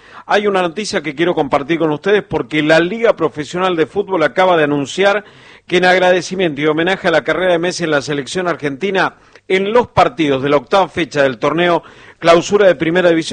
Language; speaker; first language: Spanish; native; Spanish